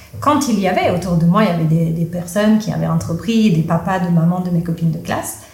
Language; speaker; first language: French; non-native, fluent; Italian